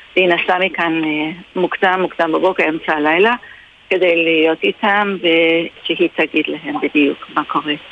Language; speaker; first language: Hebrew; non-native, fluent; English